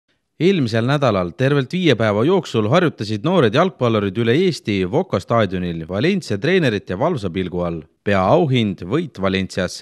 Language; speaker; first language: Estonian; native; Estonian